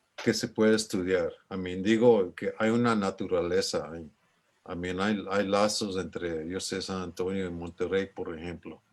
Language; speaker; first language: Spanish; early bilingual, other home language; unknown